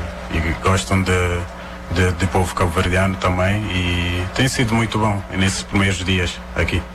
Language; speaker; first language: Portuguese; non-native, local second language; Kabuverdianu